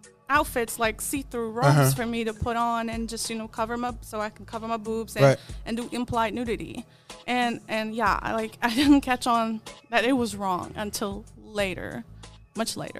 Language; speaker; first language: English; non-native, fluent; Polish